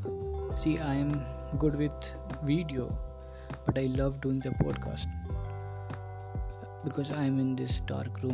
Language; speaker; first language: English; non-native, local second language; Hindi